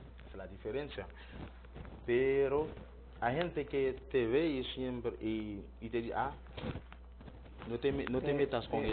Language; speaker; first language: Spanish; non-native, learner; Haitian Creole